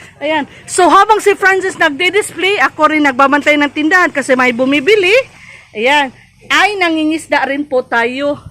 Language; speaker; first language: Filipino; native; Filipino